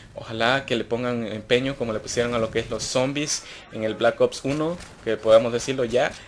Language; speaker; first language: Spanish; native; Spanish